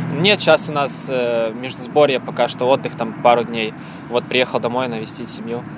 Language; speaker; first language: Russian; native; Russian